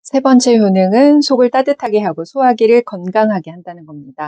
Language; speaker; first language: Korean; native; Korean